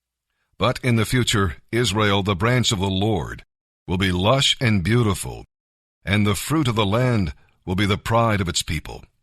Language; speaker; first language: English; native; English